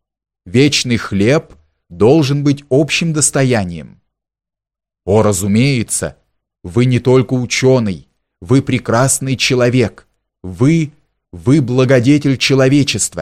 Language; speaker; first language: Russian; native; Russian